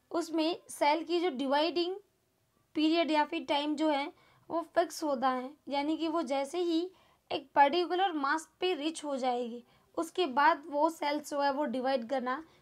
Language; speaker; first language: Hindi; non-native, local second language; Gujarati